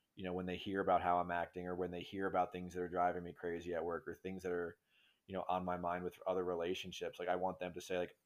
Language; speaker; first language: English; native; English